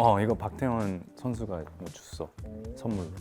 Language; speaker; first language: Korean; early bilingual, heritage; English